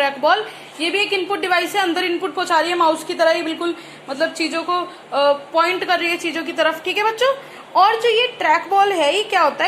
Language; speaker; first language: Hindi; native; Hindi